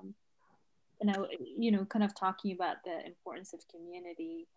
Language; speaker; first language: English; non-native, fluent; Arabic